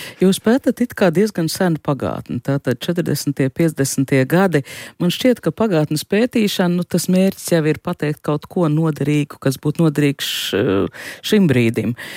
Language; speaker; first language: Latvian; native; Latvian